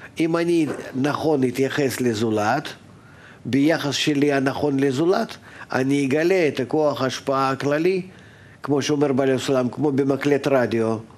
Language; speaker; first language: Hebrew; non-native, fluent; Russian